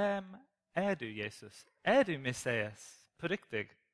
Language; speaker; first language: Swedish; non-native, learner; English